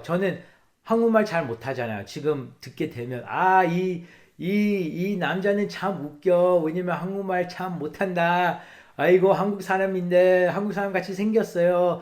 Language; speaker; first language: Korean; early bilingual, heritage; English